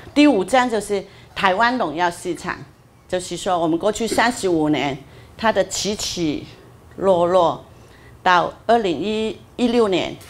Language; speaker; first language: Chinese; non-native, fluent; Cantonese